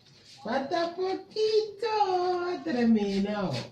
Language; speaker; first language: Spanish; non-native, learner; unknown